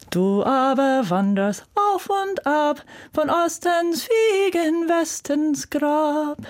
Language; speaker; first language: German; non-native, fluent; English